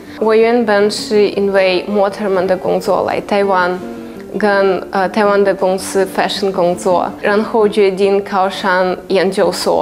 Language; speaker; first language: Chinese; non-native, fluent; Russian